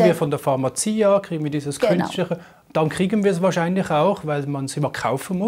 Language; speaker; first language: German; native; German